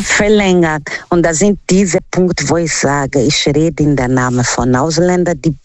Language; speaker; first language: German; non-native, learner; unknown